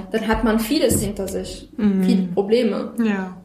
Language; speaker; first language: German; non-native, fluent; Arabic